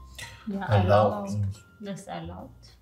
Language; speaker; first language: German; non-native, learner; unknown